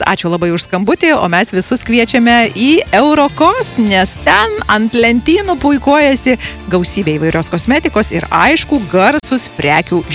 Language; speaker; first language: Lithuanian; native; Lithuanian